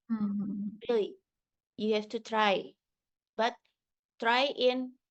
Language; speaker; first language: English; non-native, learner; Indonesian